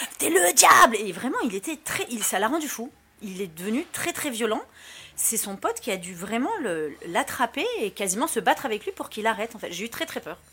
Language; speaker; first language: French; early bilingual, other home language; Spanish